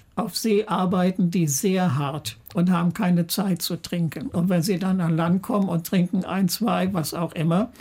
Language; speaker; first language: German; native; German